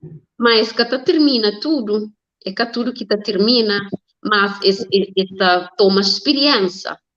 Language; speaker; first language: Portuguese; non-native, learner; Kabuverdianu